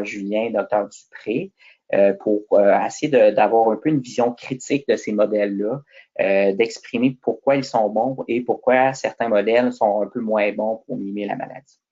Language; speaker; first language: French; native; French